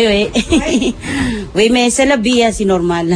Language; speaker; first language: French; non-native, learner; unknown